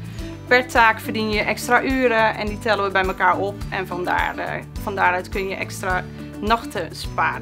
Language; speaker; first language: Dutch; native; Dutch